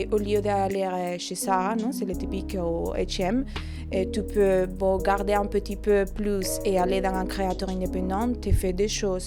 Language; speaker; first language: French; non-native, fluent; Spanish